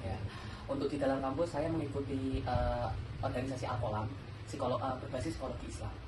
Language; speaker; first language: Indonesian; native; Indonesian